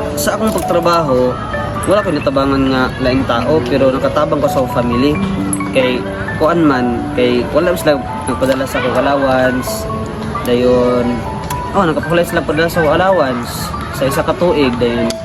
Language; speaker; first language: Cebuano; non-native, local second language; Hiligaynon